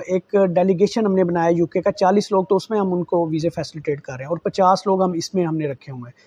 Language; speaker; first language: Urdu; non-native, local second language; Saraiki